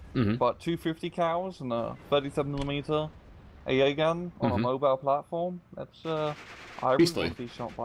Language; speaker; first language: English; native; English